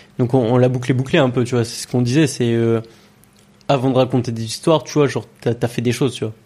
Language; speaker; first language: French; native; French